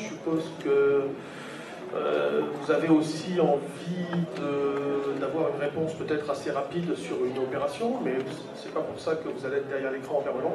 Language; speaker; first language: French; native; French